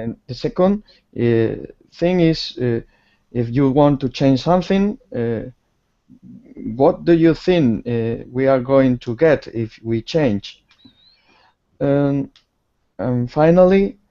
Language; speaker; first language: English; non-native, learner; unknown